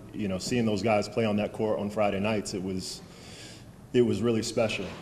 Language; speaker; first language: English; native; English